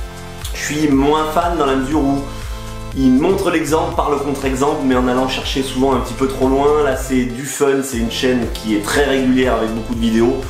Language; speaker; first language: French; native; French